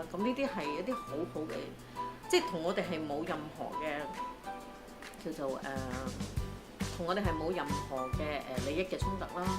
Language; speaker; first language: Cantonese; native; Cantonese